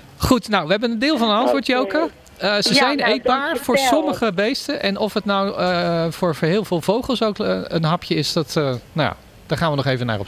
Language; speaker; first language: Dutch; native; Dutch